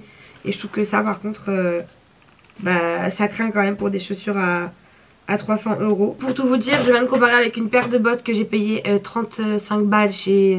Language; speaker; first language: French; native; French